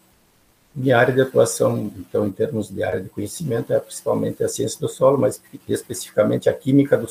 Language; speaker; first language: Portuguese; native; Portuguese